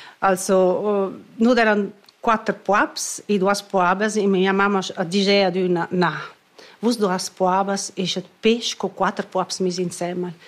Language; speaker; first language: Italian; non-native, local second language; Romansh